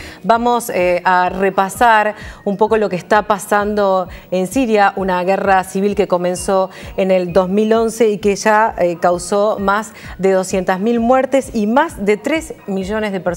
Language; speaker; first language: Spanish; native; Spanish